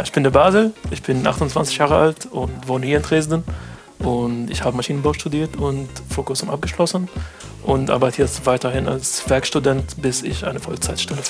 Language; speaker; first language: German; non-native, fluent; Arabic